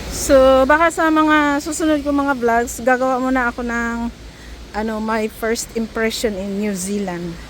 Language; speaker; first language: Filipino; native; Filipino